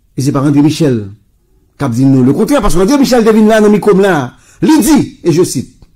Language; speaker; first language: French; non-native, local second language; Haitian Creole